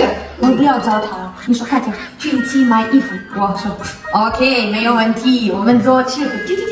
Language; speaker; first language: Chinese; non-native, learner; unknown